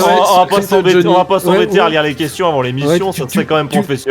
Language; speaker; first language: French; native; French